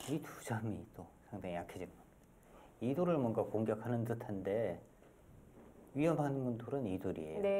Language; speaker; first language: Korean; native; Korean